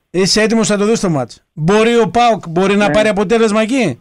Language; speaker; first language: Greek; native; Greek